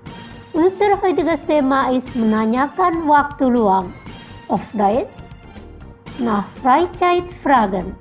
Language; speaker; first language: German; non-native, fluent; Indonesian